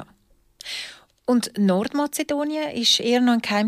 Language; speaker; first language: German; native; German